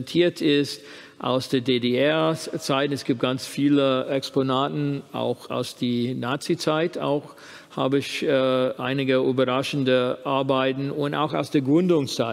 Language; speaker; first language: German; non-native, fluent; English